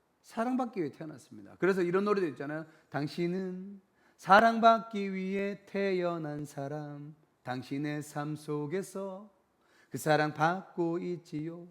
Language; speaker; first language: Korean; native; Korean